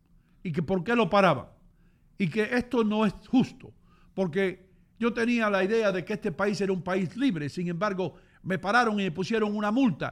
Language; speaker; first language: Spanish; native; Spanish